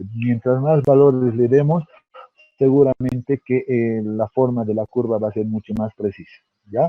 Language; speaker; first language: Spanish; native; Spanish